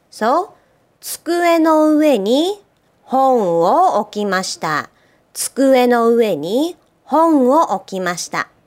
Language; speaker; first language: Japanese; native; Japanese